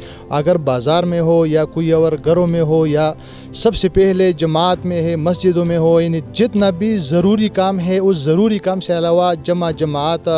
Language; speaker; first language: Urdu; non-native, local second language; Pashto